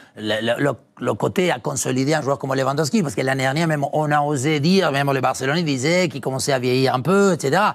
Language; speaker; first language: French; non-native, fluent; Spanish